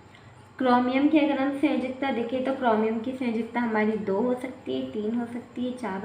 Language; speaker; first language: Hindi; native; Hindi